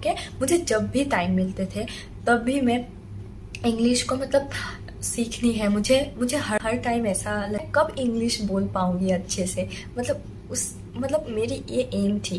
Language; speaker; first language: Hindi; non-native, local second language; Assamese